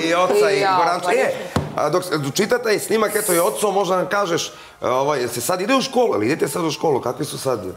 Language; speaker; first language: Serbian; native; Serbian